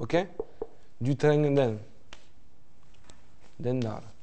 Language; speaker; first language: Norwegian; non-native, fluent; French